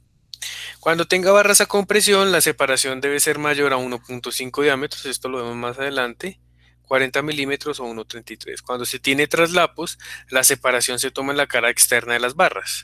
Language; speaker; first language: Spanish; native; Spanish